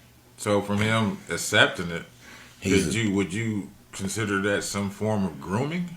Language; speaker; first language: English; native; English